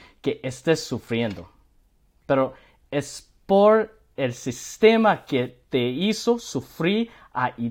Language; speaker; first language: Spanish; non-native, learner; Korean